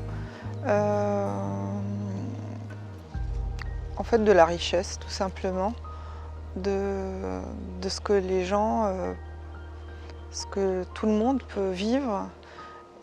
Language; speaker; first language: French; native; French